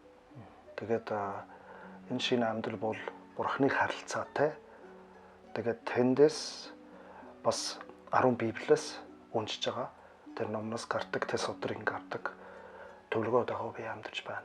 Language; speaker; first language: Mongolian; non-native, learner; German